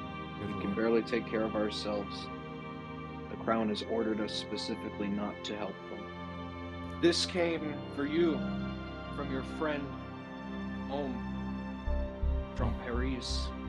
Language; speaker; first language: English; native; English